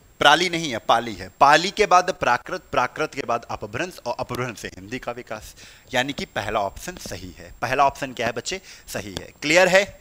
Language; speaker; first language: Hindi; native; Hindi